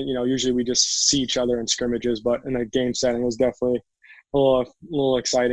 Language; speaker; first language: English; native; English